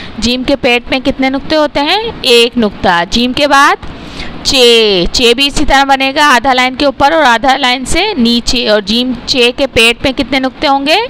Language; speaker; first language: Urdu; non-native, local second language; Punjabi